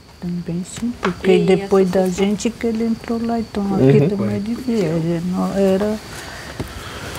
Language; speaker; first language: Portuguese; non-native, local second language; Guarani